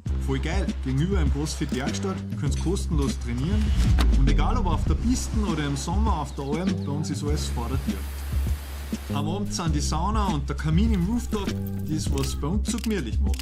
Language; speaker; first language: German; native; German